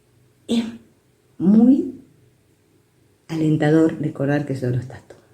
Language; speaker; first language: Spanish; native; Spanish